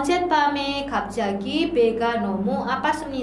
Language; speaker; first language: Korean; non-native, fluent; Indonesian